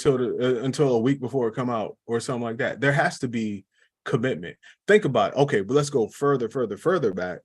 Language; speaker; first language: English; native; English